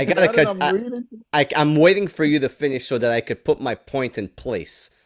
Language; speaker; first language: English; native; English